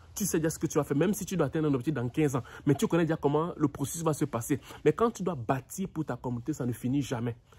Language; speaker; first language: French; native; French